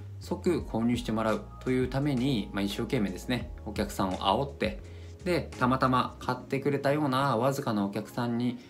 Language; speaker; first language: Japanese; native; Japanese